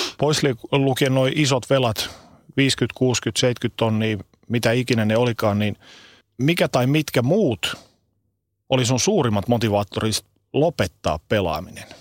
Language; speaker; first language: Finnish; native; Finnish